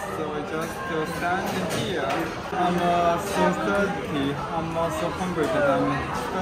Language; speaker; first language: English; non-native, learner; Chinese